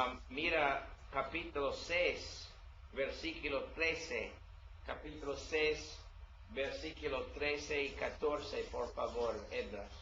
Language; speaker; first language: Spanish; non-native, learner; English